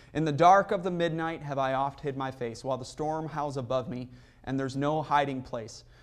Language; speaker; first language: English; native; English